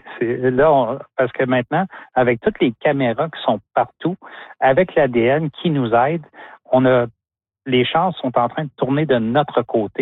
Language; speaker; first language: French; native; French